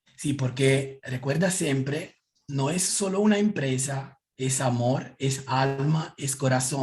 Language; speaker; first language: Spanish; non-native, learner; Italian